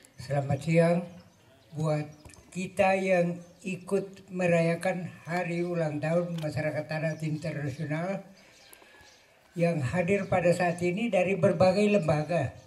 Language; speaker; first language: Indonesian; non-native, local second language; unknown